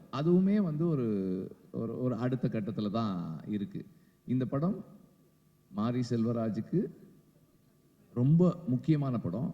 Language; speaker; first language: Tamil; native; Tamil